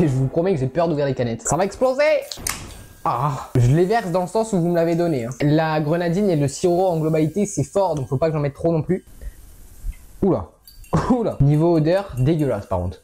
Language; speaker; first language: French; native; French